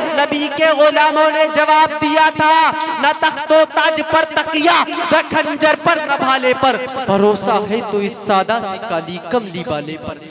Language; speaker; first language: Hindi; native; Hindi